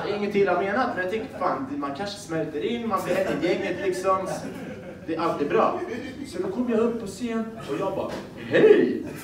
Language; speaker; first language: Swedish; early bilingual, other home language; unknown